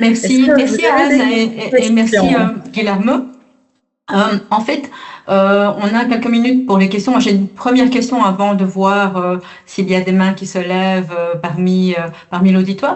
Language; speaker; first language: French; native; French